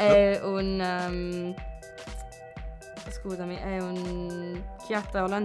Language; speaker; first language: Italian; non-native, learner; English